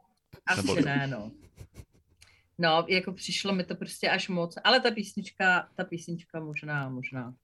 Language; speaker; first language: Czech; native; Czech